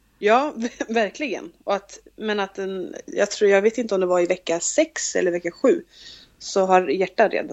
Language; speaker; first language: Swedish; native; Swedish